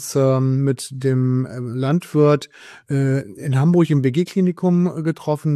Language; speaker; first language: German; native; German